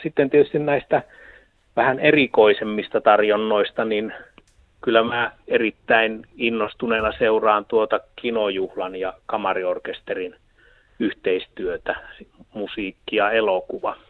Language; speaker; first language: Finnish; native; Finnish